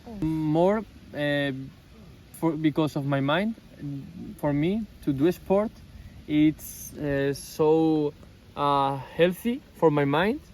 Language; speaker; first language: English; non-native, learner; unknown